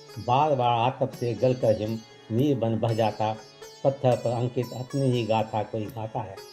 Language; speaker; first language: Hindi; native; Hindi